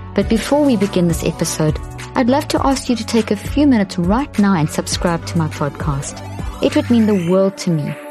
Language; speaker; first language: English; native; English